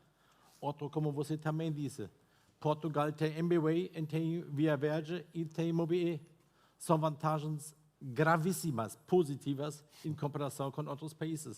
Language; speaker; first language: Portuguese; non-native, fluent; German